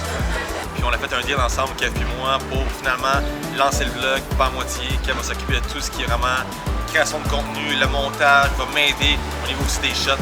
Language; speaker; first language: French; native; French